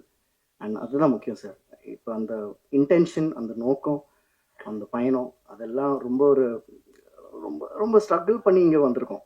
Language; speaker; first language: Tamil; non-native, fluent; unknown